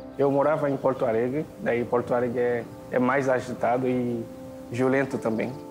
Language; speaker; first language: Portuguese; non-native, fluent; Haitian Creole